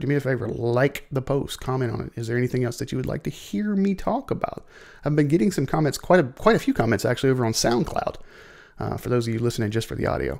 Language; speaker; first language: English; native; English